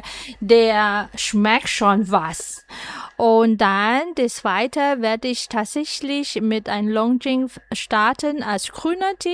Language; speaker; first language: German; non-native, fluent; Chinese